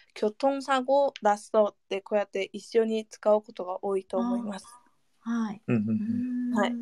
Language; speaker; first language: Japanese; non-native, fluent; Korean